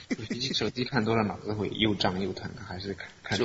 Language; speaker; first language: Chinese; native; Chinese